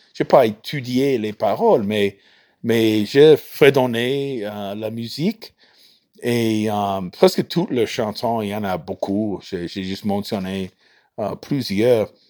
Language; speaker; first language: French; non-native, fluent; English